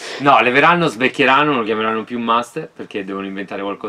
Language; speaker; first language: Italian; native; Italian